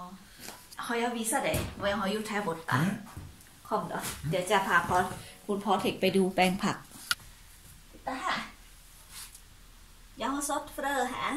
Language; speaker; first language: Swedish; non-native, learner; Thai